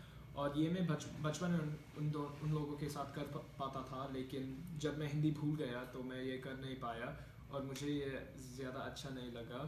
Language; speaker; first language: Hindi; non-native, learner; Malayalam